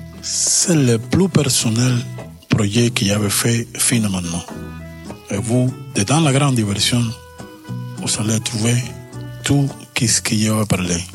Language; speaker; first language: French; non-native, learner; Spanish